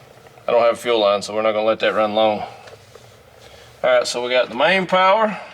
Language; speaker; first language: English; native; English